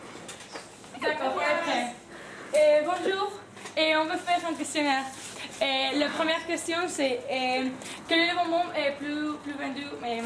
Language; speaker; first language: French; non-native, learner; Spanish